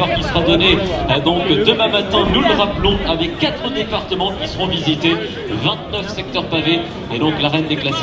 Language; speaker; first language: French; native; French